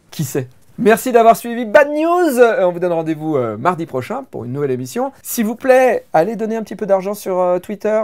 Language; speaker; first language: French; native; French